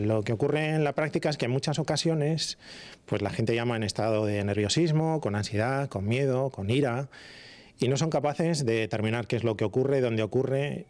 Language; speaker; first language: Spanish; native; Spanish